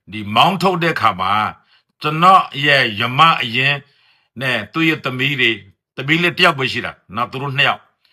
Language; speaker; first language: Burmese; non-native, local second language; Rohingya